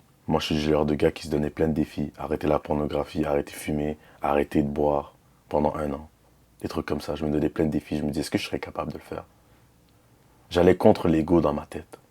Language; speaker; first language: French; native; French